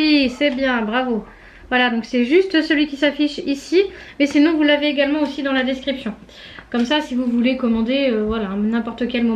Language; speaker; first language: French; native; French